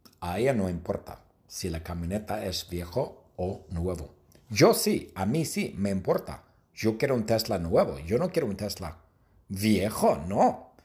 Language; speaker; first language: Spanish; non-native, fluent; English